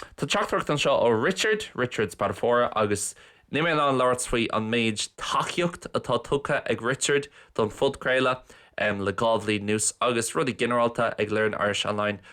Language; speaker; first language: Irish; non-native, local second language; English